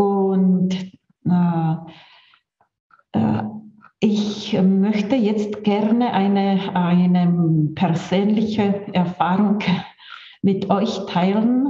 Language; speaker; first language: German; non-native, fluent; Czech